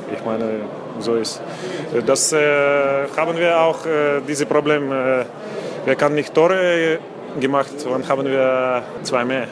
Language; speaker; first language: German; non-native, learner; Russian